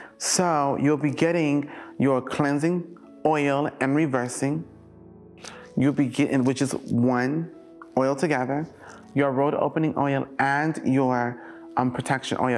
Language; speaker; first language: English; native; English